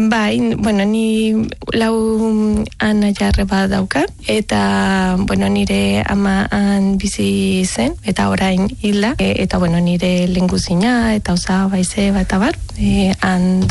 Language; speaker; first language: Basque; non-native, learner; Spanish